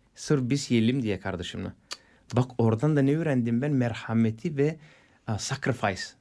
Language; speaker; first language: Turkish; non-native, fluent; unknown